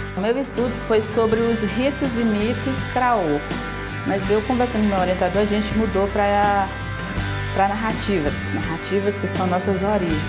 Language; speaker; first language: Portuguese; non-native, local second language; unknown